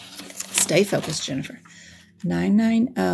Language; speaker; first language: English; native; English